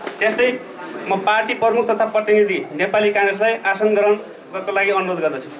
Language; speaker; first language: Nepali; native; Nepali